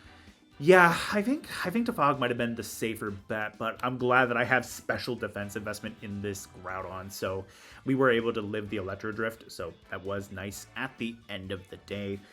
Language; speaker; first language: English; native; English